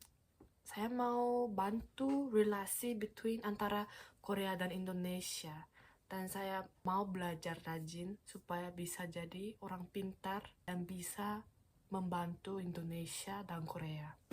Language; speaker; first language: Indonesian; non-native, fluent; Korean